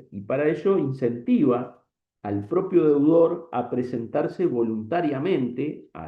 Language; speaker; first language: Spanish; native; Spanish